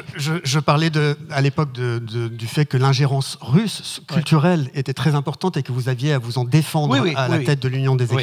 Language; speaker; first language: French; native; French